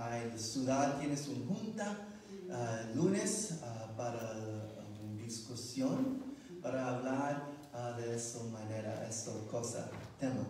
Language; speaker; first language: Spanish; non-native, learner; English